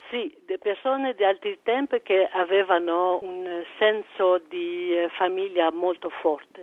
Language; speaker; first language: Italian; early bilingual, heritage; French